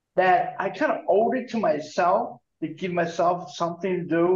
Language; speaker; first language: English; native; English